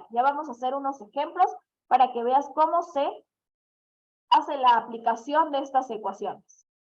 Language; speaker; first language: Spanish; native; Spanish